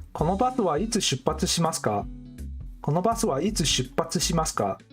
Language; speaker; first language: Japanese; non-native, learner; English